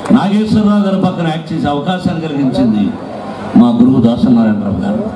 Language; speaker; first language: Telugu; native; Telugu